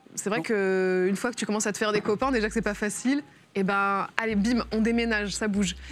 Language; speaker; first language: French; native; French